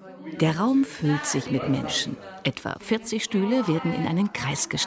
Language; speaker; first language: German; native; German